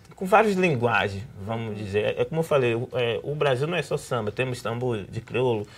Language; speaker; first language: Portuguese; native; Portuguese